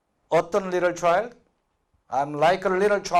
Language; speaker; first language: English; non-native, fluent; Korean